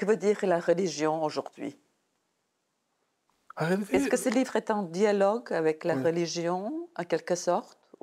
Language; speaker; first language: French; non-native, fluent; Serbian